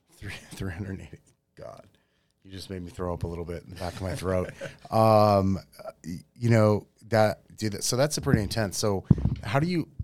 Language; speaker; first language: English; native; English